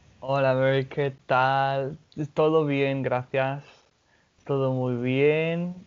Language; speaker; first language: Spanish; non-native, fluent; English